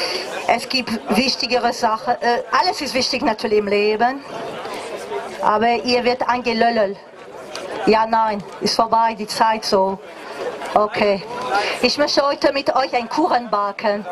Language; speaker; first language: German; non-native, fluent; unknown